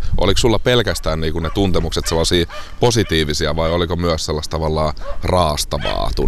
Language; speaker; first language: Finnish; native; Finnish